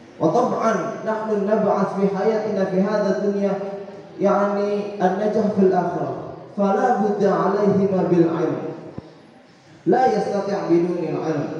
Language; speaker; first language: Arabic; non-native, learner; Indonesian